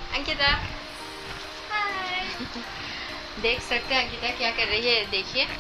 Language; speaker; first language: Hindi; non-native, local second language; Bangla